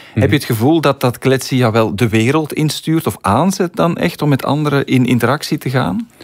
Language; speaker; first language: Dutch; native; Dutch